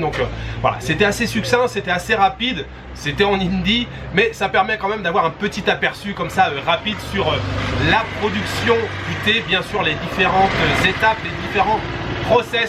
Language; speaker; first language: French; native; French